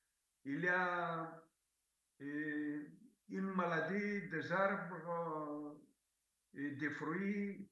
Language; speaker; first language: French; non-native, fluent; Greek